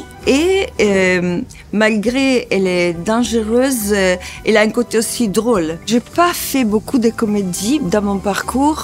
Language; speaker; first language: French; non-native, fluent; Italian